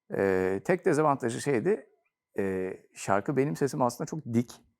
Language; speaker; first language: Turkish; native; Turkish